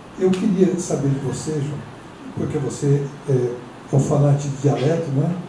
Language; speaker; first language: Portuguese; native; Portuguese